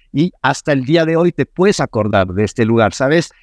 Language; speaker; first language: Spanish; non-native, fluent; French